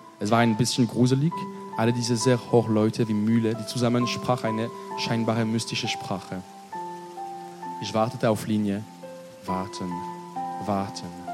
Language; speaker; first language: German; non-native, learner; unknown